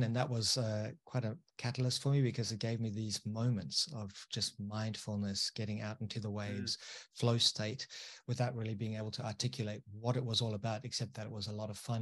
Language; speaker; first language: English; native; English